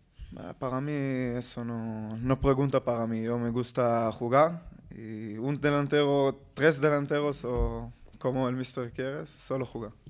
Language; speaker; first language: Spanish; non-native, learner; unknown